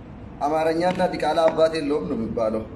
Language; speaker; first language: Amharic; non-native, local second language; Oromo